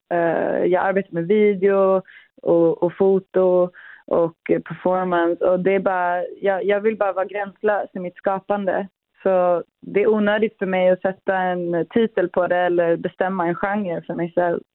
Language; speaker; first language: Swedish; early bilingual, other home language; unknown